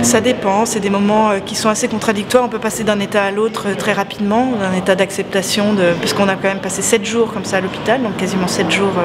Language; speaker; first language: French; native; French